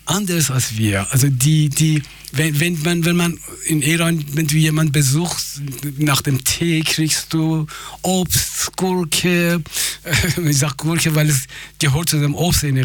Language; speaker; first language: German; non-native, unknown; Persian